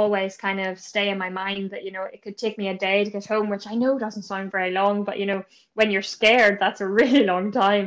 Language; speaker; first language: English; native; English